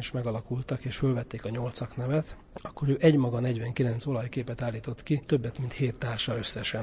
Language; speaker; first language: Hungarian; native; Hungarian